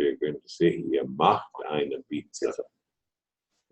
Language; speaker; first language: German; non-native, fluent; Telugu